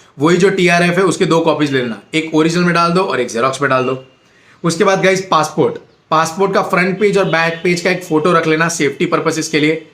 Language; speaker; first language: Hindi; non-native, local second language; Gujarati